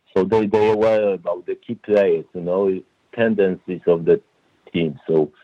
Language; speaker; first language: English; non-native, fluent; Polish